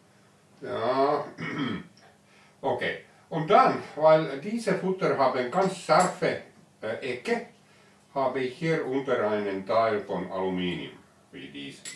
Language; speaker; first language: German; non-native, learner; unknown